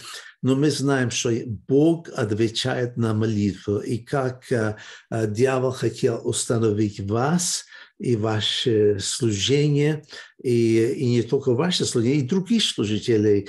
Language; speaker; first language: Russian; early bilingual, heritage; Russian